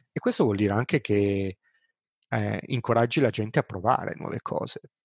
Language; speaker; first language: Italian; native; Italian